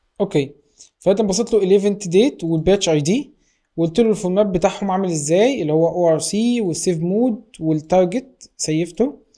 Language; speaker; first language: Arabic; native; Arabic